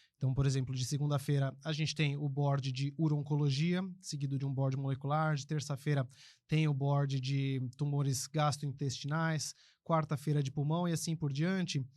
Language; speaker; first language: Portuguese; early bilingual, other home language; Spanish